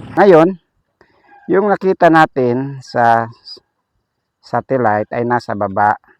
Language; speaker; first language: Filipino; non-native, local second language; Cebuano